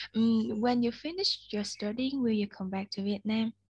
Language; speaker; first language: English; non-native, fluent; Vietnamese